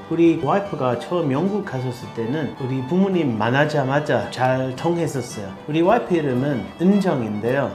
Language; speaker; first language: Korean; non-native, fluent; English